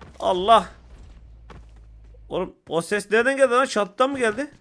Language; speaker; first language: Turkish; native; Turkish